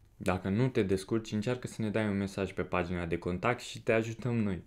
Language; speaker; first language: Romanian; native; Romanian